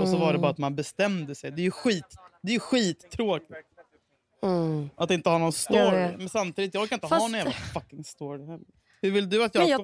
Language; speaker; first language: Swedish; native; Swedish